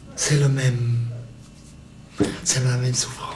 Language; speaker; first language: French; non-native, local second language; German